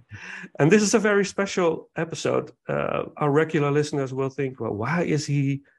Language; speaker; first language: English; non-native, fluent; Dutch